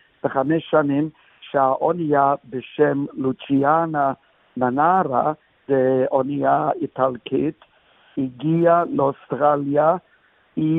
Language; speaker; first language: Hebrew; non-native, fluent; English